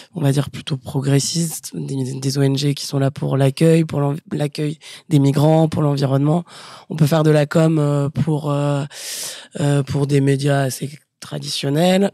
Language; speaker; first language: French; native; French